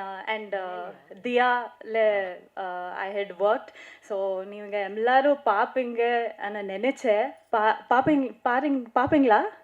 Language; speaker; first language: Tamil; non-native, learner; Kannada